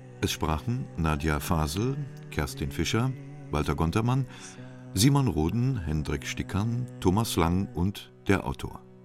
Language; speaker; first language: German; native; German